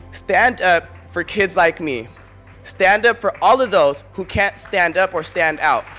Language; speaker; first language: English; native; English